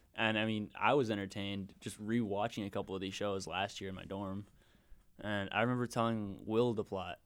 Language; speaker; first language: English; early bilingual, other home language; Spanish